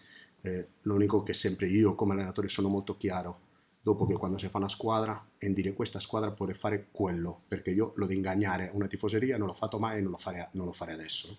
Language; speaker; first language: Italian; non-native, fluent; Spanish